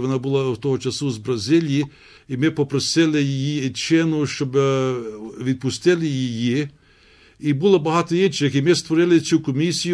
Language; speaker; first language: Ukrainian; early bilingual, heritage; Ukrainian